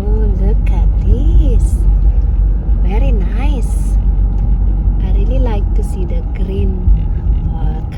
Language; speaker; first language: English; non-native, fluent; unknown